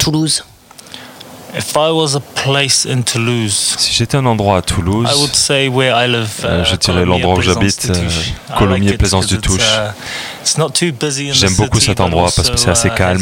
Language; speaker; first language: French; non-native, learner; English